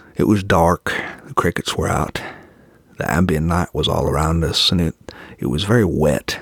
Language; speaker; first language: English; native; English